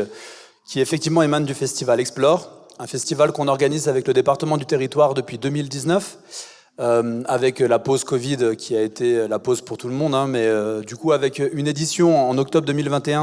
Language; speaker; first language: French; native; French